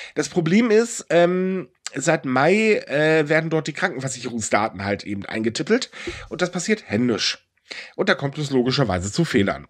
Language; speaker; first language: German; native; German